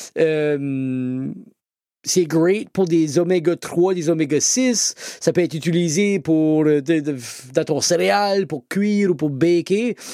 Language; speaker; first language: French; native; French